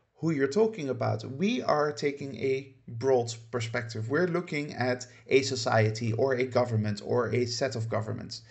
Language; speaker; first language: English; non-native, fluent; Dutch